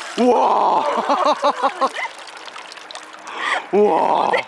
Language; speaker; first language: Korean; native; Korean